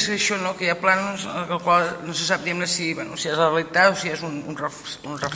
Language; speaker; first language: French; non-native, learner; Catalan